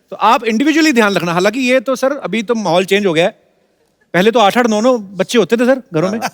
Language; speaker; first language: Hindi; non-native, local second language; Punjabi